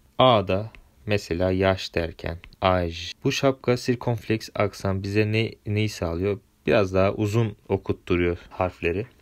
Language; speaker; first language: Turkish; native; Turkish